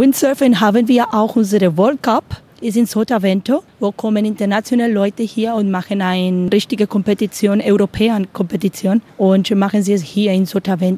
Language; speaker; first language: German; non-native, learner; Spanish